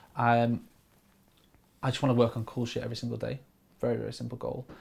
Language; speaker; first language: English; native; English